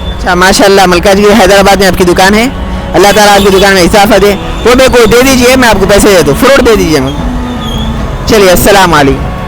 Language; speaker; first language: Urdu; native; Urdu